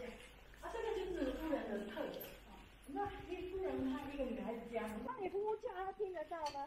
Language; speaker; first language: Chinese; native; Chinese